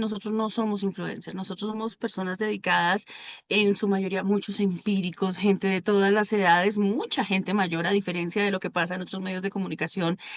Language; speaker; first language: Spanish; native; Spanish